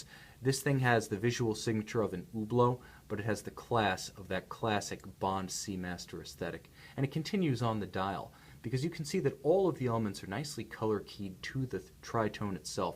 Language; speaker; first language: English; native; English